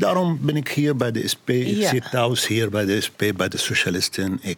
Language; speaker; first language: Dutch; non-native, learner; Arabic